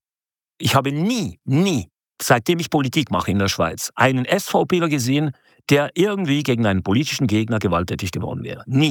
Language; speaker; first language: German; native; German